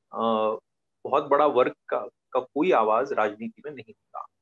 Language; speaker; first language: Hindi; non-native, local second language; Marathi